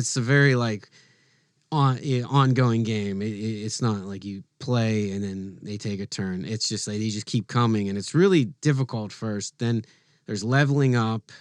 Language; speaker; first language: English; native; English